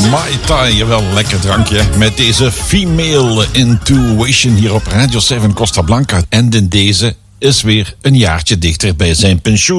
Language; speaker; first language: Dutch; native; Dutch